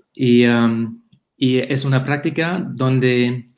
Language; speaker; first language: Spanish; non-native, fluent; German